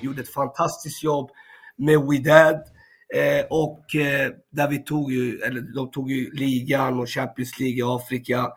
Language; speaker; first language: Swedish; early bilingual, other home language; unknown